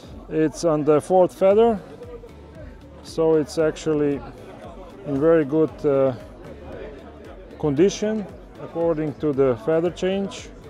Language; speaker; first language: English; non-native, fluent; Slovenian